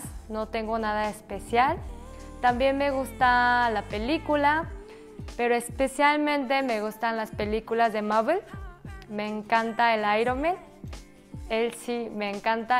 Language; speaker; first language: Spanish; early bilingual, other home language; Korean